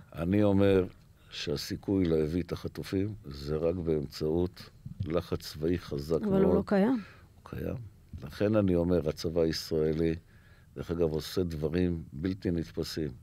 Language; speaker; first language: Hebrew; native; Hebrew